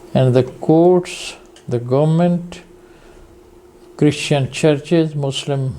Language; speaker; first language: English; non-native, fluent; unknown